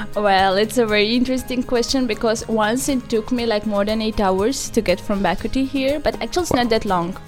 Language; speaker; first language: English; non-native, fluent; Azerbaijani